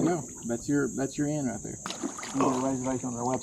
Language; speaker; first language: English; native; English